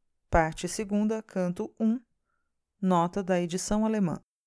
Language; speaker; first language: Portuguese; native; Portuguese